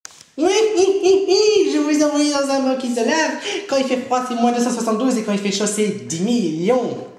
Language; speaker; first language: French; native; French